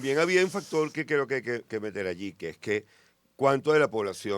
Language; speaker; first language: Spanish; native; Spanish